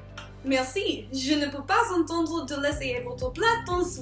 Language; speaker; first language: French; non-native, learner; English